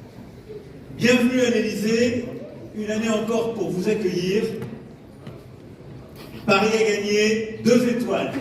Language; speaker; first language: French; native; French